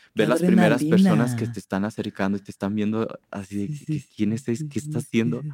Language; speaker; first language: Spanish; native; Spanish